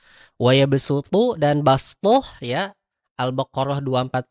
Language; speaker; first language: Indonesian; native; Indonesian